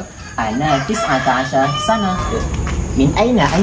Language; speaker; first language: Arabic; non-native, learner; Malay